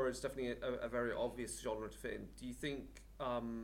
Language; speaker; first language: English; native; English